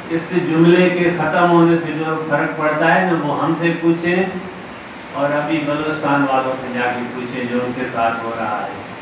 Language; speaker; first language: Urdu; non-native, local second language; Sindhi